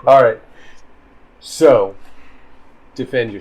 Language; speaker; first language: English; native; English